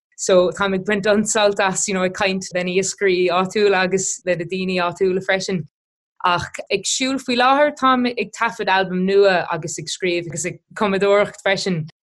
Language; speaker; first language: Irish; non-native, local second language; English